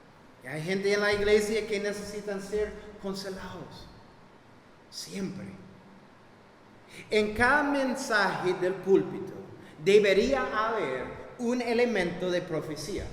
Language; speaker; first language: Spanish; non-native, fluent; English